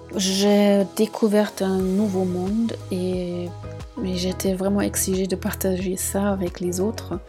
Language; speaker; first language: French; non-native, fluent; German